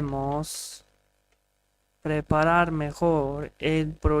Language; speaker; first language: Spanish; non-native, learner; English